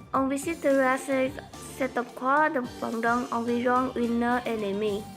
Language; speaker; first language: French; non-native, learner; Vietnamese